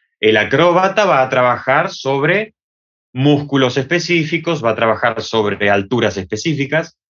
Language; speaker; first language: Spanish; native; Spanish